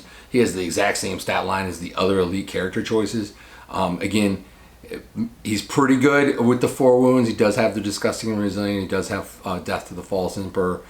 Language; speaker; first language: English; native; English